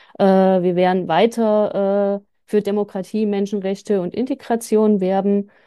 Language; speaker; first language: German; native; German